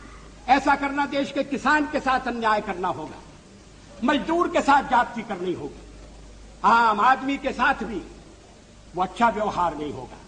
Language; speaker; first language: Hindi; native; Hindi